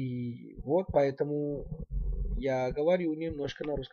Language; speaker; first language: Russian; non-native, learner; Spanish